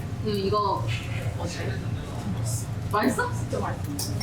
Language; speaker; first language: Korean; non-native, fluent; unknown